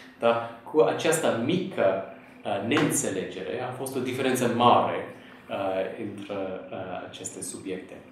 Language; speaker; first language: Romanian; non-native, fluent; English